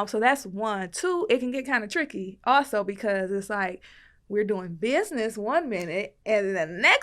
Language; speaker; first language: English; native; English